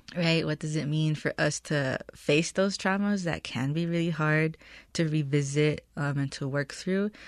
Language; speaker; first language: English; early bilingual, other home language; Spanish